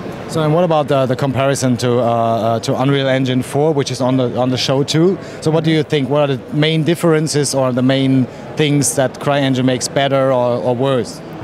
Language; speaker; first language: English; non-native, fluent; German